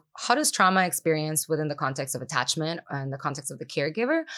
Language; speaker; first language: English; non-native, fluent; Spanish